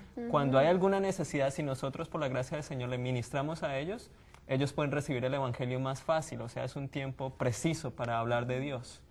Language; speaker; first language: Spanish; native; Spanish